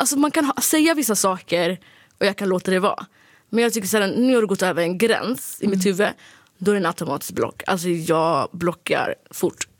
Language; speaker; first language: Swedish; early bilingual, other home language; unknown